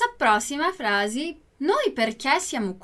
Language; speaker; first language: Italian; non-native, fluent; Portuguese